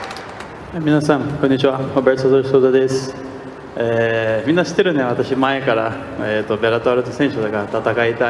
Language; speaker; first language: Japanese; non-native, learner; Portuguese